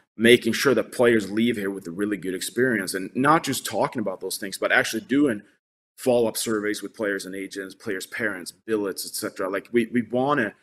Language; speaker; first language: English; non-native, fluent; Swedish